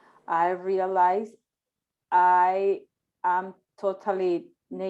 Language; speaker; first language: English; non-native, learner; Spanish